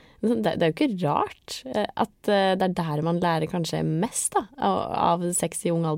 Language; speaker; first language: Norwegian; native; Norwegian